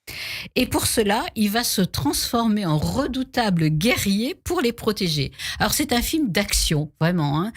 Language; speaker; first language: French; native; French